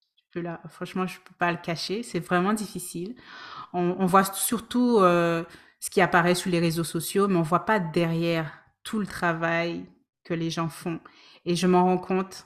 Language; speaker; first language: French; native; French